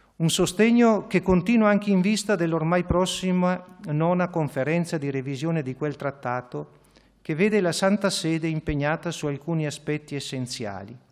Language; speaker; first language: Italian; native; Italian